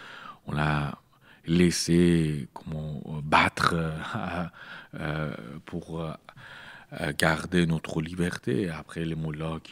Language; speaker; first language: French; non-native, learner; Persian